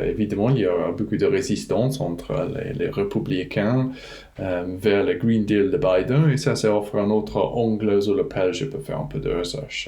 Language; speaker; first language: French; non-native, fluent; English